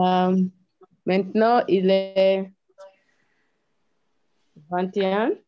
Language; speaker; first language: French; non-native, learner; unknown